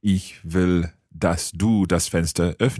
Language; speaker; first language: German; non-native, learner; English